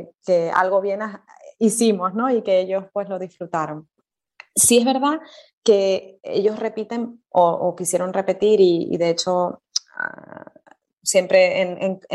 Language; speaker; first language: Spanish; native; Spanish